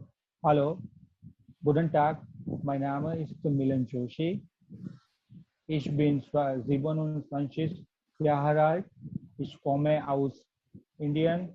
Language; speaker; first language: German; non-native, learner; Gujarati